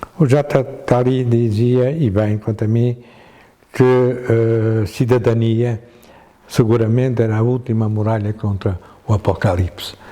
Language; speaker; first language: Portuguese; native; Portuguese